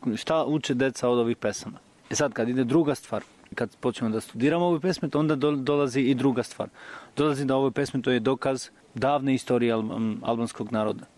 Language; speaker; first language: Serbian; non-native, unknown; Albanian